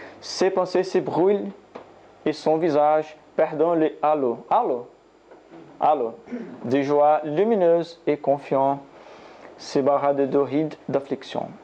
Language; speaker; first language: French; non-native, learner; Portuguese